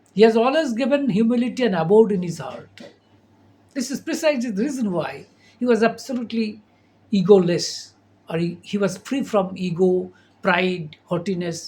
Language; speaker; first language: English; non-native, local second language; Bangla